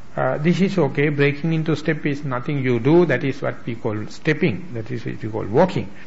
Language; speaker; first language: English; non-native, local second language; Sinhala